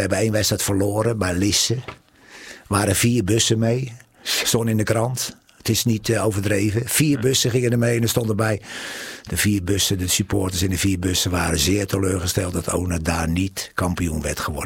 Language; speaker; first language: Dutch; native; Dutch